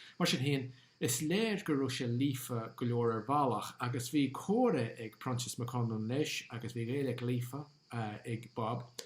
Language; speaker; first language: Irish; non-native, local second language; English